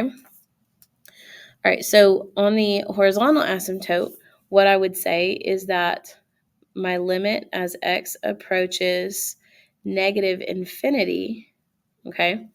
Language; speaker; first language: English; native; English